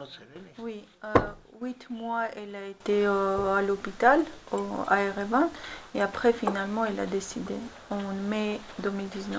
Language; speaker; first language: French; non-native, learner; Armenian